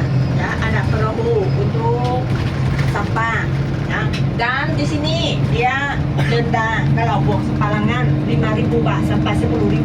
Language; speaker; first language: Indonesian; non-native, learner; Thai